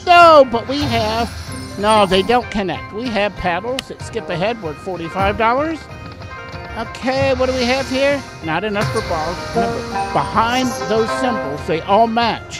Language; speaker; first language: English; native; English